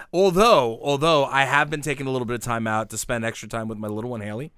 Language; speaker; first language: English; native; English